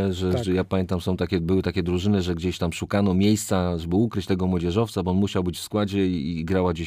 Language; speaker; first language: Polish; native; Polish